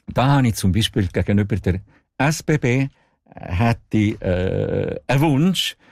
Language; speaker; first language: German; non-native, local second language; Italian